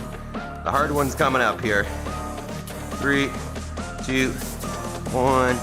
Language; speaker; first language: English; native; English